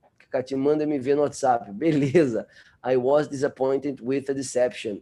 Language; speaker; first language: English; non-native, fluent; Portuguese